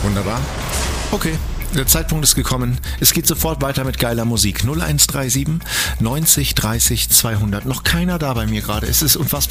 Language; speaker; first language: German; native; German